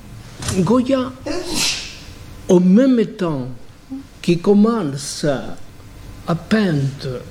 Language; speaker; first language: French; non-native, fluent; Spanish